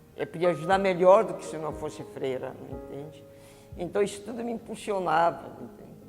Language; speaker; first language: Portuguese; early bilingual, other home language; Italian